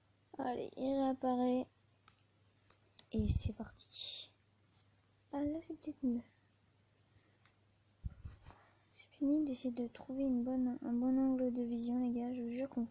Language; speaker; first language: French; native; French